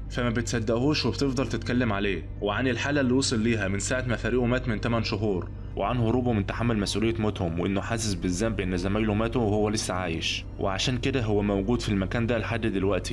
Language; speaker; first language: Arabic; native; Arabic